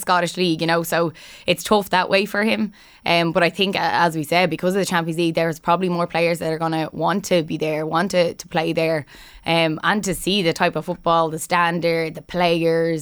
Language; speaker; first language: English; native; English